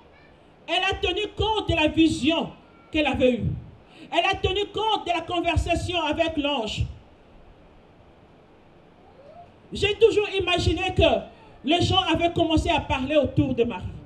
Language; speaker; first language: French; non-native, local second language; Lingala